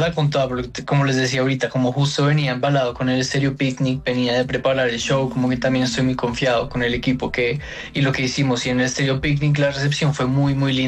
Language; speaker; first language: Spanish; native; Spanish